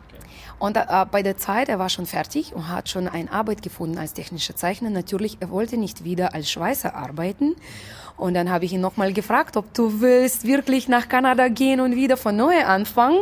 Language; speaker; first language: German; non-native, fluent; Russian